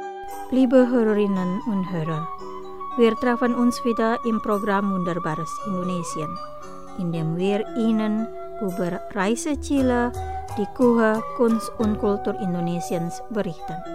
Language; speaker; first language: German; non-native, learner; Indonesian